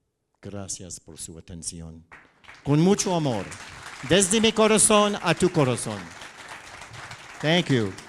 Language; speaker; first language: Spanish; non-native, learner; English